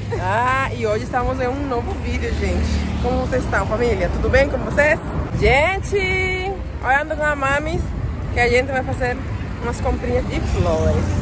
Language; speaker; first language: Portuguese; non-native, fluent; Spanish